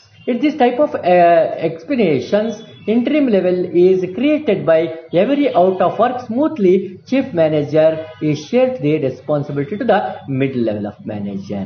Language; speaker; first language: English; non-native, local second language; Kannada